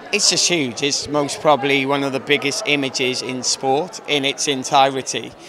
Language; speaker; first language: English; native; English